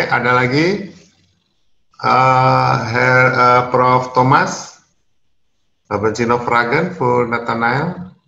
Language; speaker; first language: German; non-native, learner; Indonesian